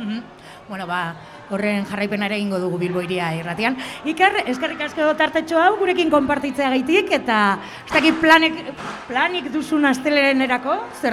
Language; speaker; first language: Basque; native; Basque